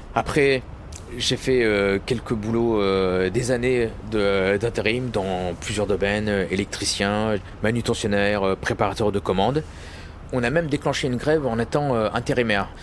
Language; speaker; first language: French; native; French